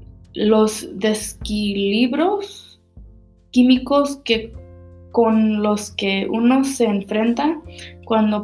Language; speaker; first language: Spanish; early bilingual, heritage; Spanish